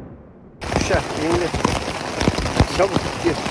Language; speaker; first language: Turkish; native; Turkish